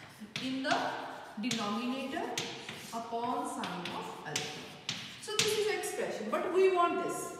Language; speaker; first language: English; non-native, local second language; Hindi